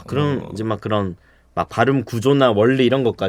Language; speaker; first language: Korean; native; Korean